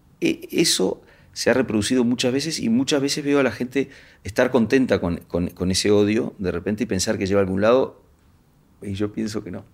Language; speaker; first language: Spanish; native; Spanish